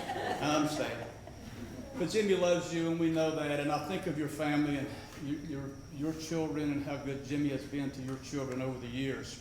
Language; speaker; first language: English; native; English